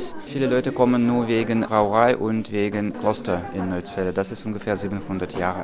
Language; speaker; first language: German; non-native, fluent; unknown